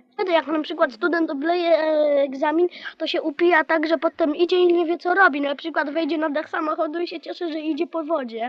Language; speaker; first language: Polish; native; Polish